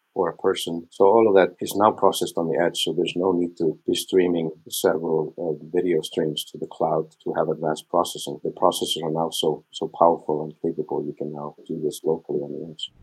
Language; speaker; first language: English; non-native, fluent; Icelandic